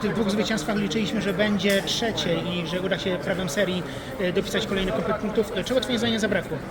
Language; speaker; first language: Polish; native; Polish